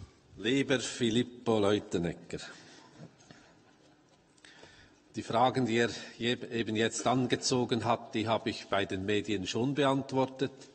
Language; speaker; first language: German; native; German